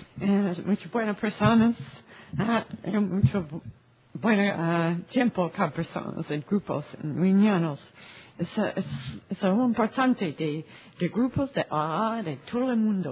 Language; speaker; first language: Spanish; non-native, learner; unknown